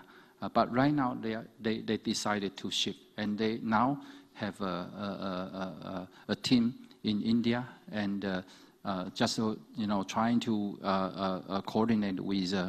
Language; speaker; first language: English; non-native, fluent; Chinese